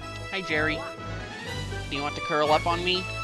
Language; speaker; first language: English; native; English